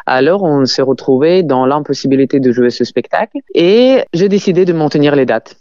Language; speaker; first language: French; non-native, fluent; Ukrainian